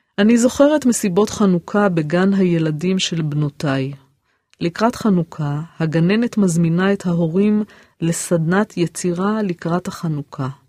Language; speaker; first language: Hebrew; native; Hebrew